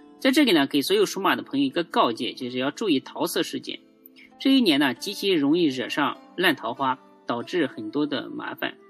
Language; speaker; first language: Chinese; native; Chinese